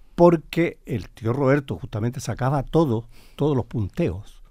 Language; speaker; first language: Spanish; native; Spanish